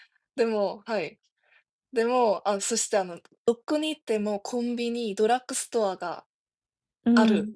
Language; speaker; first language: Japanese; non-native, fluent; Korean